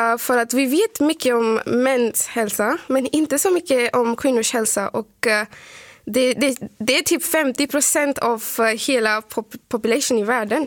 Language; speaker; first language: Swedish; non-native, fluent; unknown